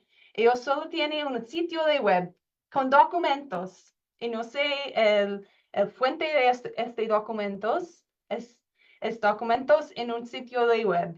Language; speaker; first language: Spanish; non-native, learner; English